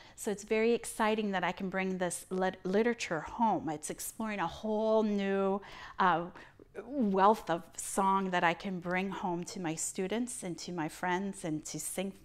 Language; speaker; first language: English; native; English